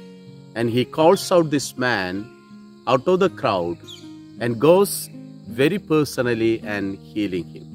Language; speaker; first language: English; non-native, local second language; Malayalam